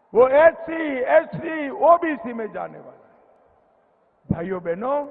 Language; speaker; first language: Hindi; non-native, local second language; Gujarati